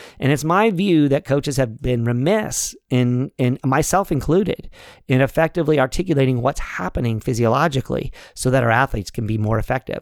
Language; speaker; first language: English; native; English